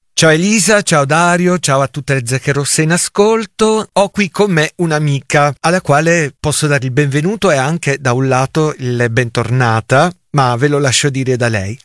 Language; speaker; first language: Italian; native; Italian